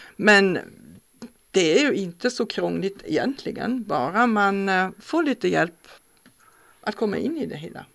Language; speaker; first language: Swedish; non-native, fluent; German